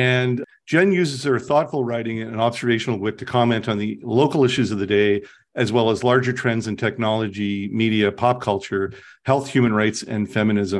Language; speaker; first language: English; native; English